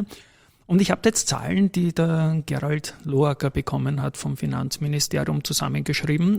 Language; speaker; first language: German; native; German